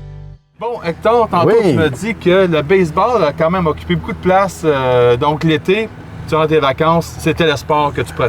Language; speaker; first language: French; native; French